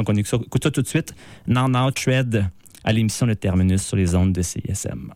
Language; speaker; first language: French; native; French